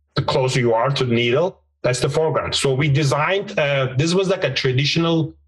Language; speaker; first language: English; non-native, fluent; Turkish